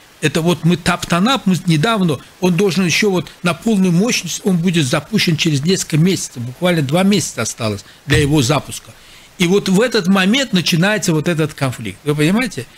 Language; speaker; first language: Russian; non-native, local second language; Azerbaijani